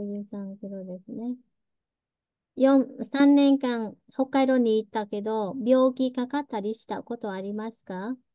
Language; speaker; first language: Japanese; early bilingual, heritage; Vietnamese